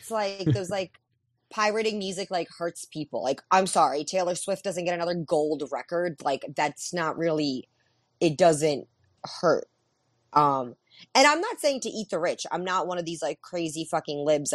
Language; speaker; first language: English; native; English